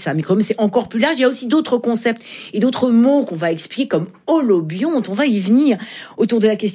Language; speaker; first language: French; native; French